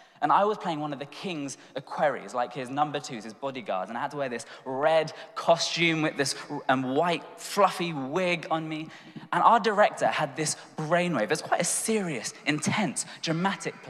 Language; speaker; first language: English; native; English